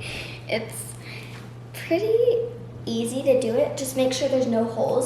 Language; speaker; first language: English; native; English